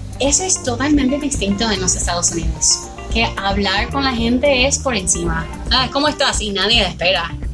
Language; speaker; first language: Spanish; non-native, fluent; English